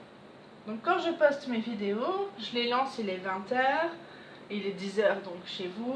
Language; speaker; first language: French; native; French